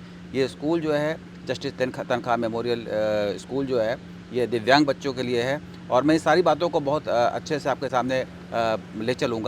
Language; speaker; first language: Hindi; native; Hindi